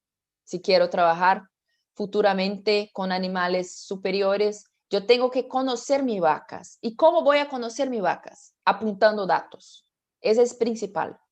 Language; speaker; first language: Spanish; non-native, fluent; Portuguese